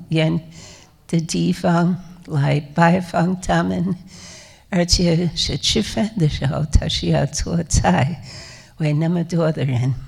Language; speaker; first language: Chinese; non-native, fluent; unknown